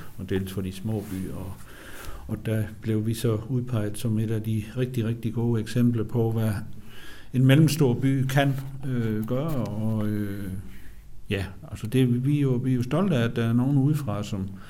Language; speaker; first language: Danish; native; Danish